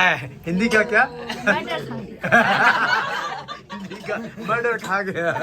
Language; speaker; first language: Hindi; non-native, local second language; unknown